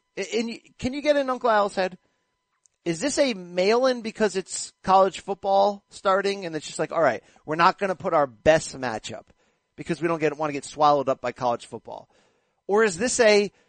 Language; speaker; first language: English; native; English